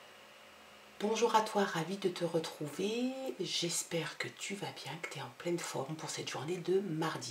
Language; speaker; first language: French; native; French